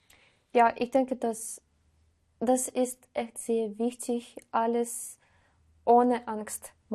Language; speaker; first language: German; non-native, learner; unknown